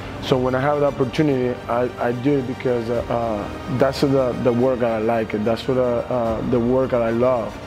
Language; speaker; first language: English; non-native, learner; Spanish